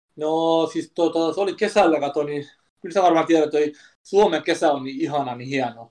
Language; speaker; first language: Finnish; early bilingual, other home language; Kurdish